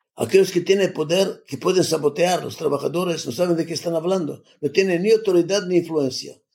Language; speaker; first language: Spanish; non-native, fluent; Macedonian